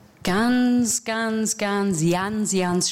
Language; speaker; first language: German; non-native, learner; English